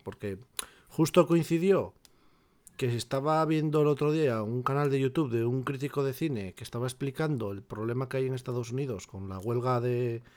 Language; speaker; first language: Spanish; native; Spanish